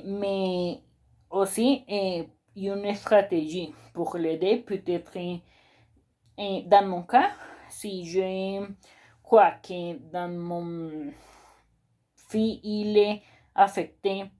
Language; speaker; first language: French; non-native, learner; Spanish